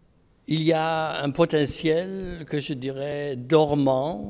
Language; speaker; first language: French; non-native, fluent; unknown